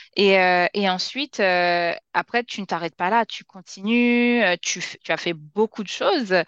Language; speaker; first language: French; non-native, local second language; Haitian Creole